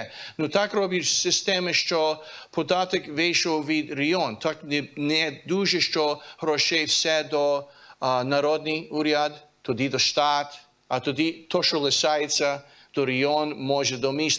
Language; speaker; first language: Ukrainian; early bilingual, heritage; Ukrainian